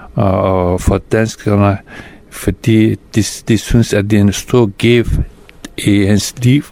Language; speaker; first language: Danish; non-native, fluent; Persian